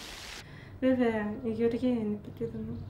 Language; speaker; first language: Greek; non-native, fluent; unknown